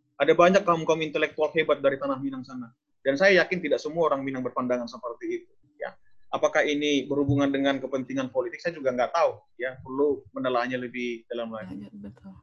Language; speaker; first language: Indonesian; non-native, local second language; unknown